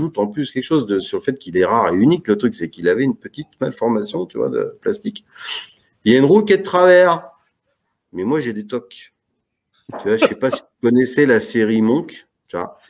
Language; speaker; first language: French; native; French